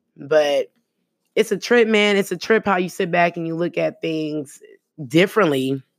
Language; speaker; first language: English; early bilingual, other home language; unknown